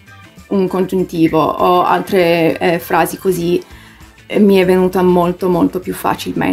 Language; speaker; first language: Italian; early bilingual, heritage; English